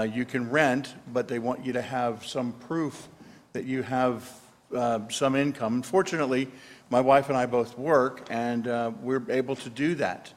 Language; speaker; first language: English; native; English